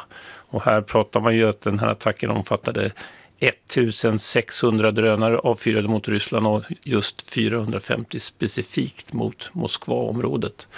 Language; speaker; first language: Swedish; native; Swedish